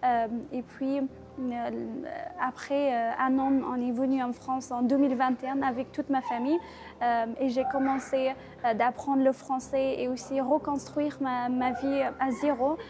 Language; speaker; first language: French; non-native, fluent; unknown